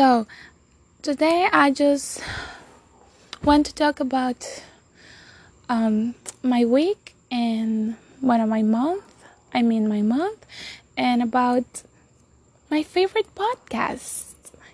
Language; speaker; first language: English; non-native, fluent; Spanish